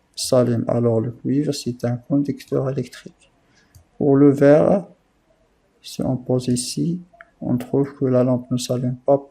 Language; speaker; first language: French; non-native, local second language; Arabic